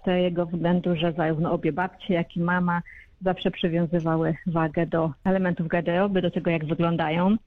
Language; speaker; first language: Polish; native; Polish